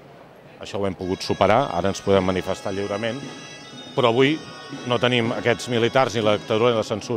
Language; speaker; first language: Catalan; native; Catalan